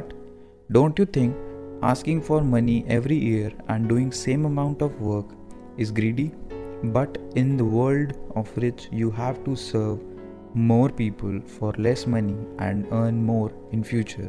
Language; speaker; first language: English; non-native, local second language; Hindi